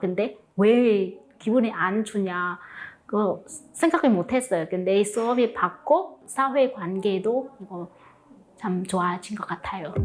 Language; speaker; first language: Korean; non-native, fluent; Vietnamese